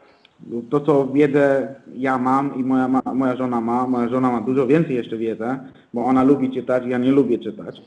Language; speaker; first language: Polish; non-native, fluent; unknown